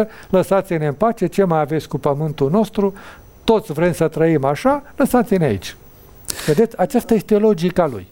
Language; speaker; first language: Romanian; native; Romanian